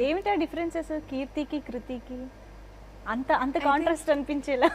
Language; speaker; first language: Telugu; native; Telugu